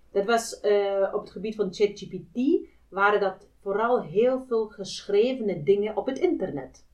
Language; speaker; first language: Dutch; non-native, fluent; German